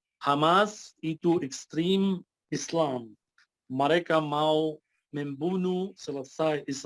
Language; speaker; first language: Indonesian; non-native, fluent; Arabic